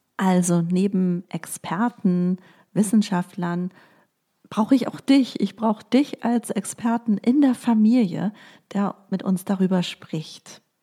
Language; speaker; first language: German; native; German